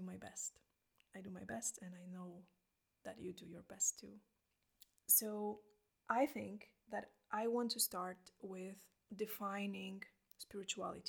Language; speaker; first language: English; non-native, fluent; Polish